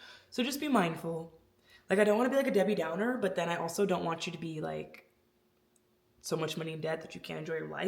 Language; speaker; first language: English; native; English